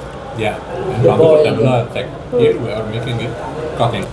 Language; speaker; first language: English; non-native, learner; Arabic